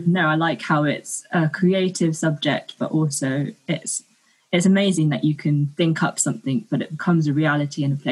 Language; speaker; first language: English; native; English